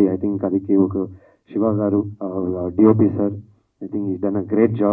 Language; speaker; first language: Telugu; non-native, learner; Kannada